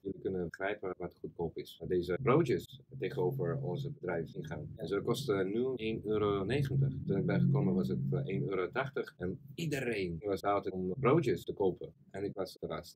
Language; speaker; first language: Dutch; non-native, fluent; Russian